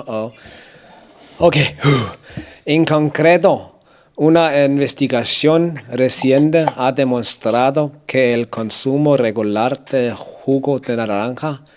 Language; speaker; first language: Spanish; non-native, learner; Danish